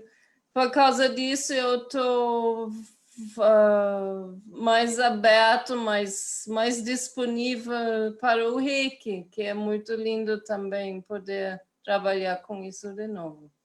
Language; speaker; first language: Portuguese; non-native, fluent; German